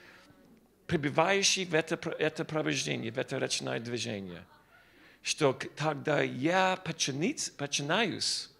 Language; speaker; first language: Russian; non-native, learner; English